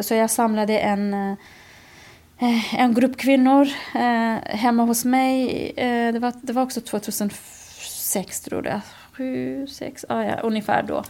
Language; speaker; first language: Swedish; non-native, fluent; Kurdish